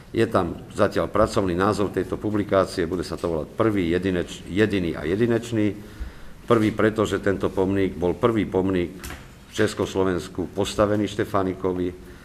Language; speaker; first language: Slovak; native; Slovak